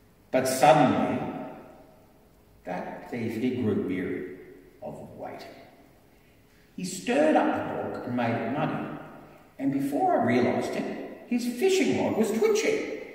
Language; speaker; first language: English; native; English